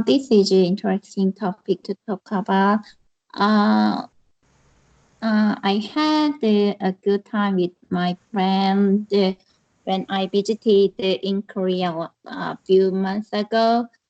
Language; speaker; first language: English; non-native, learner; Korean